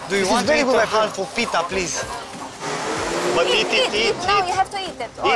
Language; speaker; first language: English; non-native, learner; Romanian